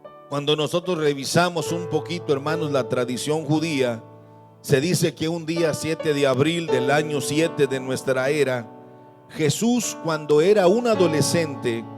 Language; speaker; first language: Spanish; native; Spanish